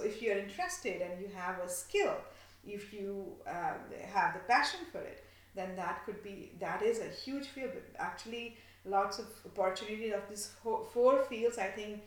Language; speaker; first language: English; non-native, local second language; Bangla